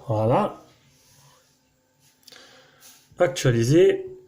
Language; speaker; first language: French; native; French